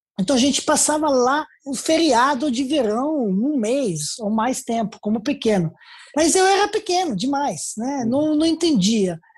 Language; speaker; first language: Portuguese; non-native, fluent; Serbian